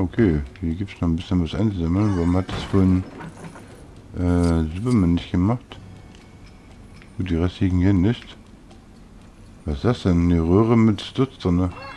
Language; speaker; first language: German; native; German